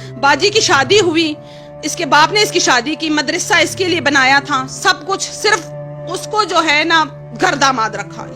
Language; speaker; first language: Urdu; non-native, local second language; Pashto